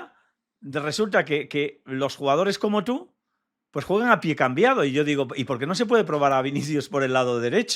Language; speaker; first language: Spanish; native; Spanish